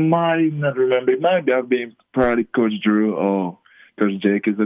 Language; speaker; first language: English; non-native, local second language; French